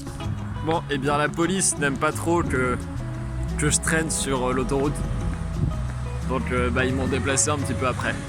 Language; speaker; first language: French; native; French